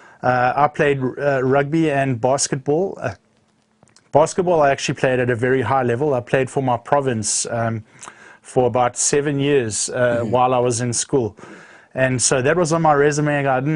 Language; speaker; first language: English; native; English